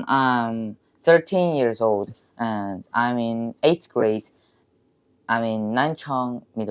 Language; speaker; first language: English; non-native, learner; Chinese